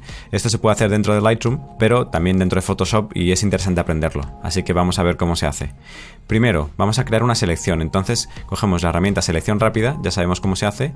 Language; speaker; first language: Spanish; native; Spanish